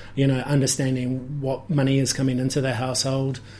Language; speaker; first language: English; native; English